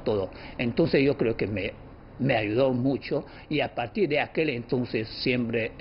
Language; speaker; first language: Spanish; non-native, fluent; Chinese